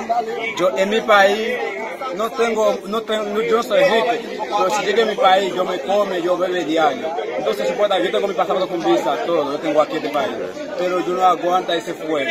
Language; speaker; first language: Spanish; non-native, learner; Haitian Creole